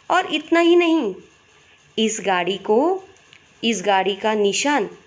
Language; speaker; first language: Hindi; non-native, local second language; Marathi